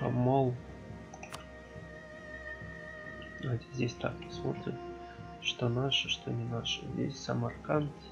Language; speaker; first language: Russian; native; Russian